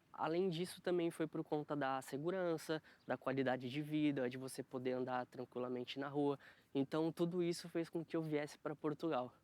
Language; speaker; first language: Portuguese; native; Portuguese